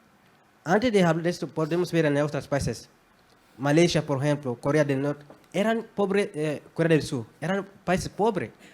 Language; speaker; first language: Spanish; non-native, fluent; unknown